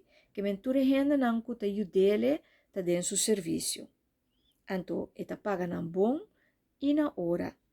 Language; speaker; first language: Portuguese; non-native, learner; Papiamento